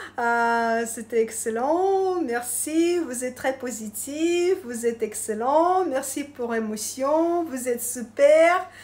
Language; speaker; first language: French; non-native, learner; Russian